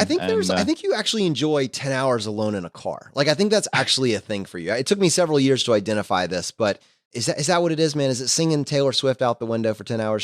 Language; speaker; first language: English; native; English